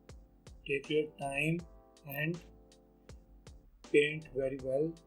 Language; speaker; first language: English; non-native, local second language; Hindi